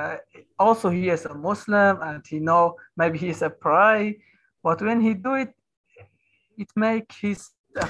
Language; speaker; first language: English; non-native, learner; Kurdish